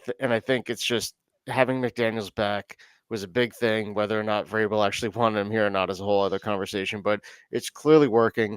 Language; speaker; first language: English; native; English